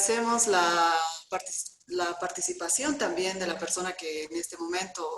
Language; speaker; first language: Spanish; native; Spanish